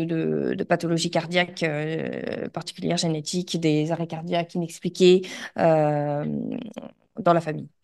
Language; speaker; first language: French; native; French